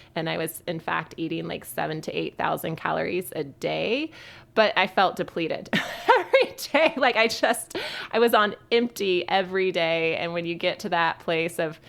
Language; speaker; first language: English; native; English